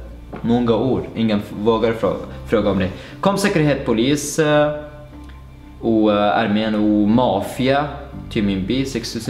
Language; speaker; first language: Swedish; non-native, fluent; Arabic